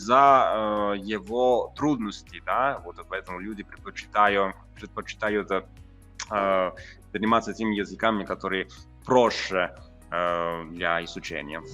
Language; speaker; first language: Russian; non-native, fluent; Italian